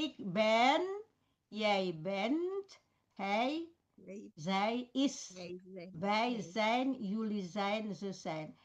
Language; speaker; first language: Dutch; non-native, fluent; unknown